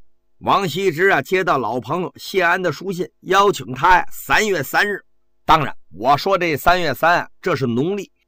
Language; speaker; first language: Chinese; native; Chinese